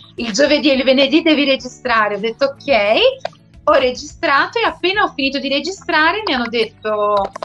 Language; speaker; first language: Italian; non-native, fluent; Portuguese